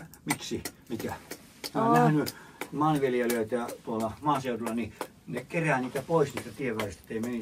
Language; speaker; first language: Finnish; native; Finnish